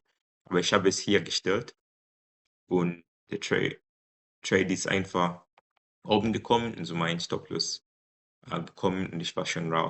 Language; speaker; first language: German; non-native, fluent; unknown